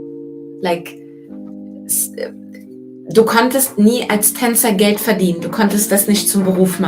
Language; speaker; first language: German; early bilingual, other home language; Turkish